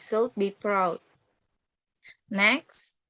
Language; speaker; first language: English; non-native, learner; Indonesian